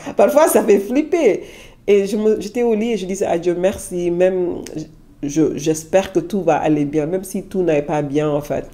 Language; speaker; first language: French; non-native, local second language; Wolof